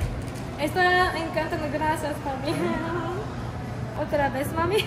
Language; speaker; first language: Spanish; non-native, learner; Japanese